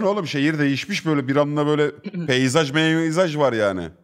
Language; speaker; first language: Turkish; native; Turkish